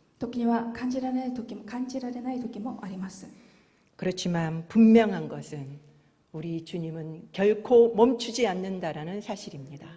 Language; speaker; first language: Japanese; non-native, fluent; Korean